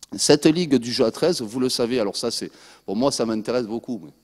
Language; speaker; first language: French; native; French